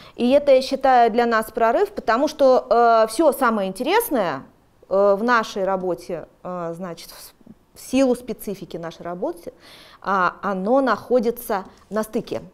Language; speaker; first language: Russian; native; Russian